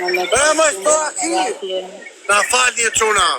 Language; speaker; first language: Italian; non-native, learner; Albanian